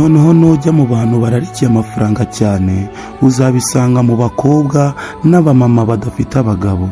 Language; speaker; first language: Kinyarwanda; native; Kinyarwanda